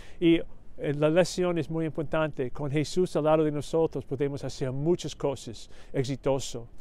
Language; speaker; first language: Spanish; non-native, learner; English